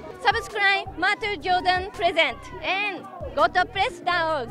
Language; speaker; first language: English; non-native, learner; Spanish